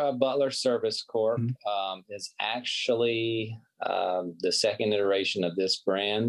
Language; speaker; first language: English; native; English